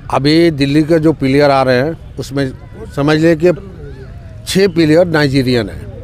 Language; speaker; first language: Hindi; native; Hindi